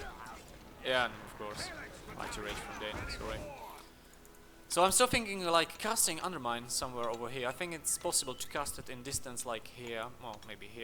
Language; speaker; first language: English; non-native, fluent; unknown